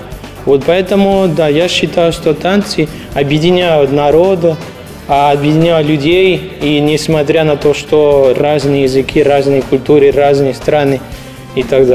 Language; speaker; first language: Russian; non-native, fluent; Spanish